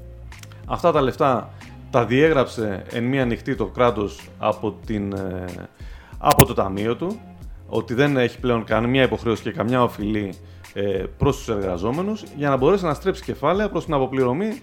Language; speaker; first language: Greek; native; Greek